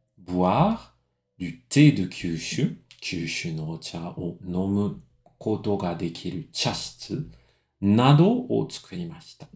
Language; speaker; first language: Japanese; non-native, fluent; French